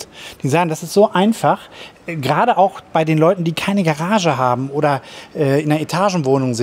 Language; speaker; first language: German; native; German